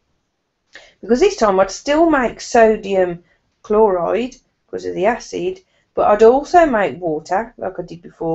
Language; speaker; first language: English; native; English